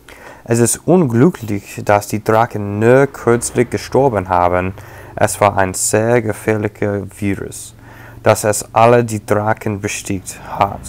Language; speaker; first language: German; non-native, learner; English